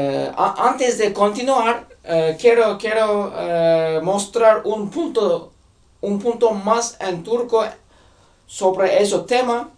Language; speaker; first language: Spanish; non-native, learner; Turkish